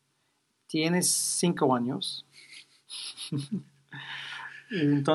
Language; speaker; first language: Spanish; non-native, fluent; English